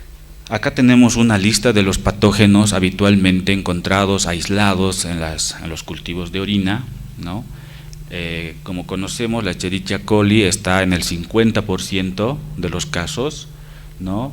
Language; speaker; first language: Spanish; native; Spanish